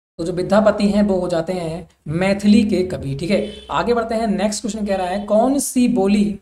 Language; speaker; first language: Hindi; native; Hindi